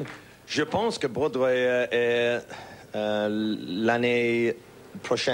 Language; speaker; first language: French; non-native, learner; English